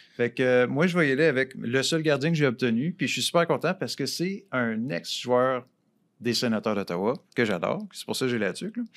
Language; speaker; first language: French; native; French